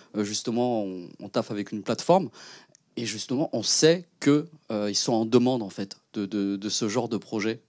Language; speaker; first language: French; early bilingual, other home language; Vietnamese